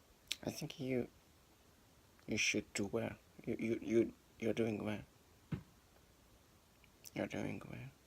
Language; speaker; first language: English; non-native, learner; Japanese